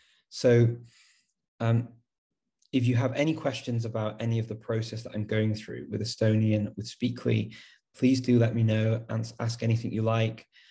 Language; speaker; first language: English; native; English